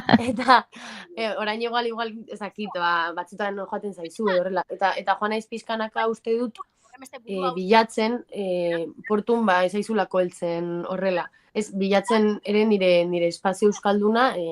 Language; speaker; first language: Basque; native; Basque